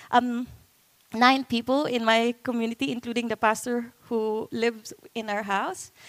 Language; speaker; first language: English; non-native, local second language; Cebuano